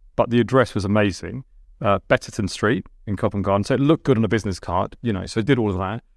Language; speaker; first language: English; early bilingual, other home language; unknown